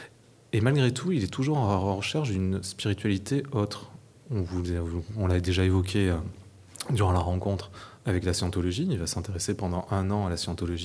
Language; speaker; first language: French; native; French